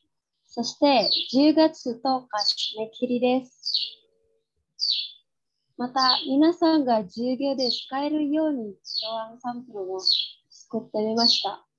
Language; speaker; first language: Japanese; non-native, fluent; Indonesian